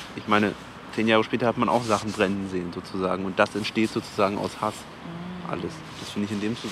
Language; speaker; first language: German; native; German